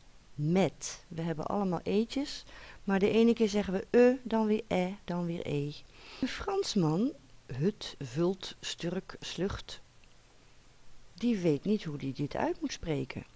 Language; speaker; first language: Dutch; native; Dutch